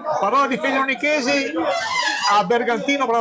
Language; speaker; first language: Italian; native; Italian